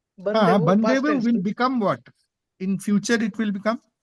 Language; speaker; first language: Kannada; non-native, learner; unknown